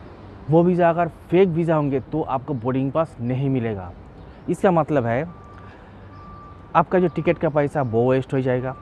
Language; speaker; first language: Hindi; non-native, local second language; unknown